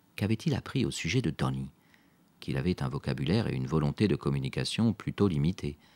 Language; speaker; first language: French; native; French